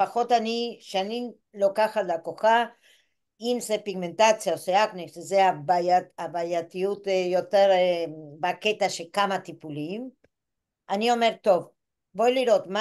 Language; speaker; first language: Hebrew; non-native, fluent; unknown